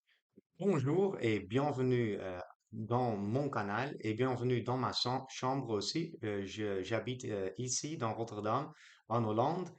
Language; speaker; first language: French; non-native, learner; Dutch